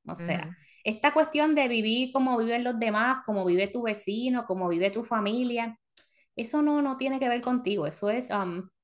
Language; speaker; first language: Spanish; early bilingual, heritage; Spanish